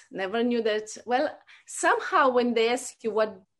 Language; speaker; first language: English; non-native, fluent; Romanian